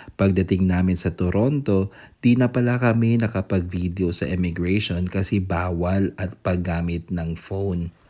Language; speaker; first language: Filipino; native; Filipino